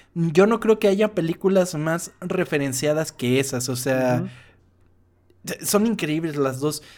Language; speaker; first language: Spanish; non-native, fluent; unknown